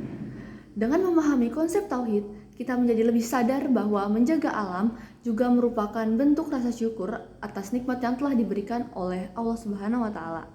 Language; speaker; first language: Indonesian; native; Indonesian